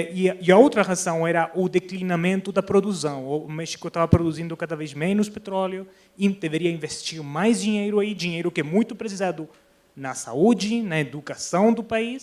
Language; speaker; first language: Portuguese; non-native, fluent; Spanish